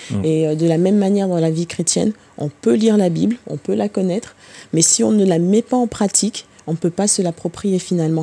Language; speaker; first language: French; native; French